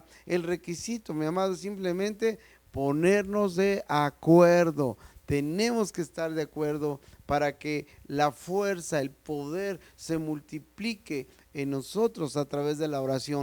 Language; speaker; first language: Spanish; native; Spanish